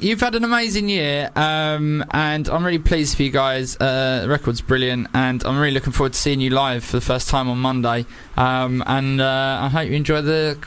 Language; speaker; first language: English; native; English